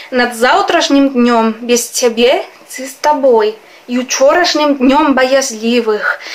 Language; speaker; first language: Belarusian; non-native, fluent; Spanish